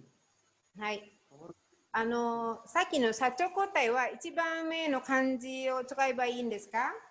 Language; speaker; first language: Japanese; non-native, learner; Indonesian